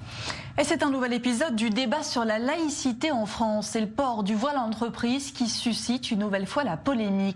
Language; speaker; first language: French; native; French